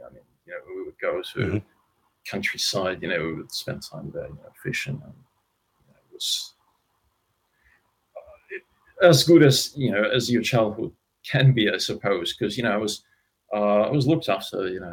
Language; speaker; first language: English; non-native, fluent; Russian